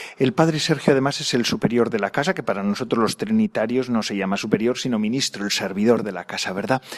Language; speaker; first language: Spanish; native; Spanish